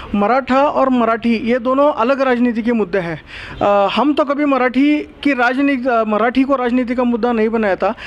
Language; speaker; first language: Hindi; non-native, local second language; Marathi